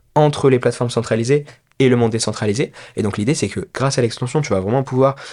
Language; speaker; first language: French; native; French